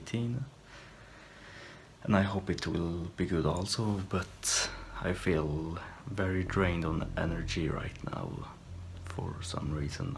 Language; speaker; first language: English; non-native, fluent; Swedish